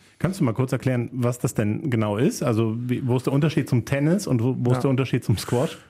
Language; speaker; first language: German; native; German